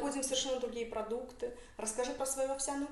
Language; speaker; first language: Russian; native; Russian